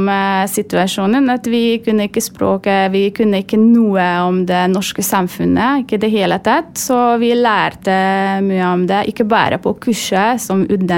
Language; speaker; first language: Norwegian; non-native, fluent; Hungarian